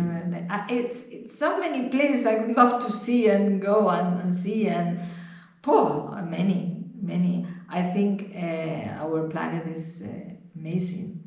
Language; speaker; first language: English; non-native, fluent; Spanish